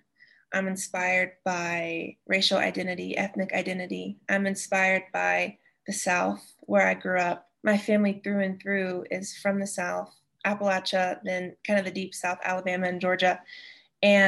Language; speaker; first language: English; native; English